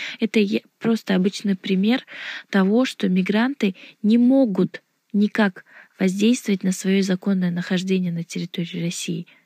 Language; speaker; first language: Russian; non-native, local second language; Uzbek